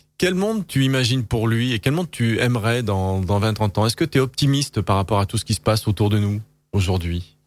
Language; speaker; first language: French; native; French